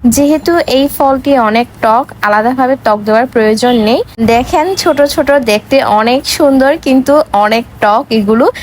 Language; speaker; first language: Bangla; non-native, local second language; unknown